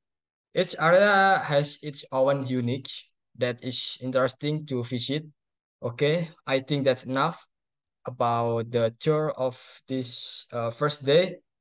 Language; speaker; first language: English; non-native, learner; Indonesian